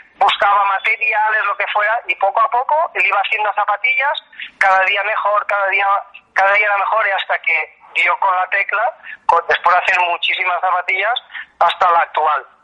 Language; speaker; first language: Spanish; native; Spanish